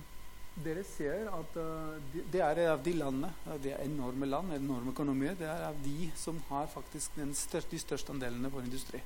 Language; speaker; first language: Norwegian; non-native, fluent; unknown